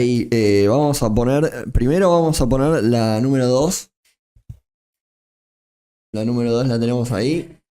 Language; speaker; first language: Spanish; native; Spanish